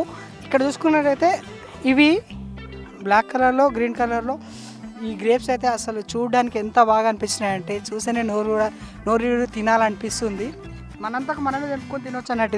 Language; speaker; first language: Telugu; native; Telugu